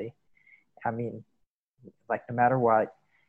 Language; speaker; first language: English; native; English